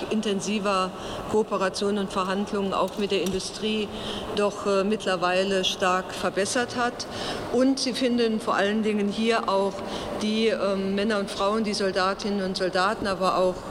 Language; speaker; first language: German; native; German